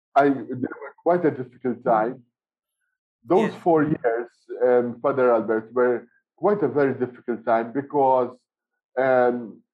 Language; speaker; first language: English; non-native, fluent; Maltese